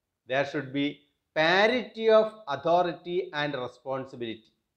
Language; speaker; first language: English; non-native, local second language; Malayalam